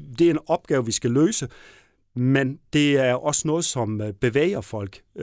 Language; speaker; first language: Danish; native; Danish